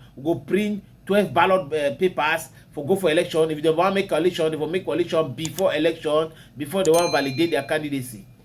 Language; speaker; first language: Nigerian Pidgin; native; Nigerian Pidgin